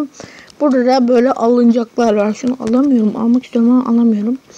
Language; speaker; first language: Turkish; native; Turkish